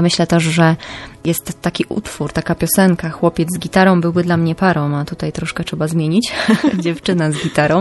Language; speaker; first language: Polish; native; Polish